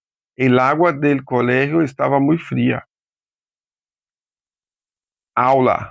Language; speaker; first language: Spanish; non-native, fluent; Portuguese